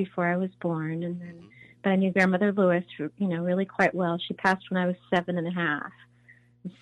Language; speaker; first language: English; native; English